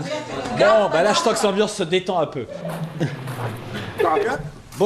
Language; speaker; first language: French; native; French